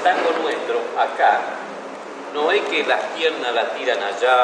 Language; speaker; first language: Spanish; native; Spanish